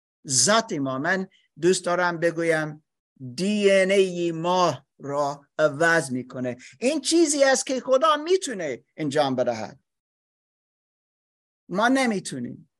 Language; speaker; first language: Persian; non-native, fluent; English